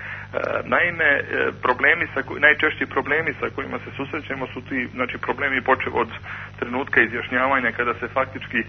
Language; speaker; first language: Croatian; native; Croatian